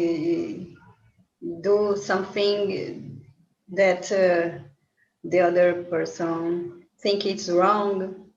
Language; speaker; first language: English; non-native, learner; Portuguese